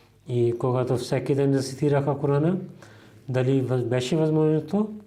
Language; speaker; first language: Bulgarian; non-native, learner; Urdu